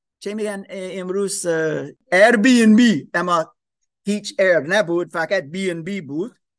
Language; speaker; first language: Persian; non-native, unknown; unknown